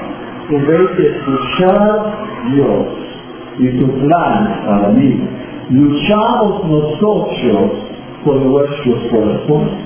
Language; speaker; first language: Spanish; non-native, fluent; English